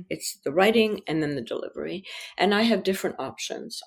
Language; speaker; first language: English; early bilingual, other home language; French